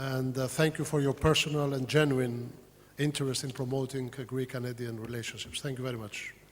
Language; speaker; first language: English; non-native, fluent; Greek